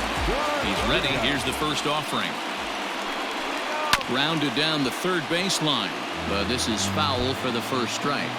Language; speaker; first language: English; native; English